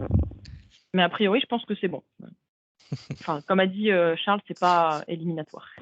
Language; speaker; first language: French; native; French